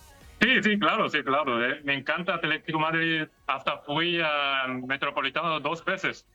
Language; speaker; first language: Spanish; non-native, learner; Korean